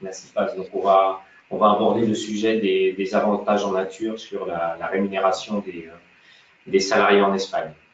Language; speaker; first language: French; native; French